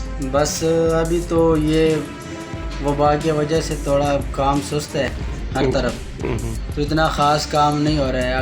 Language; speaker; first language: Hindi; non-native, local second language; Pashto